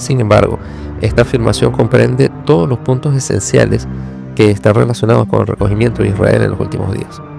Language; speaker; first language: Spanish; native; Spanish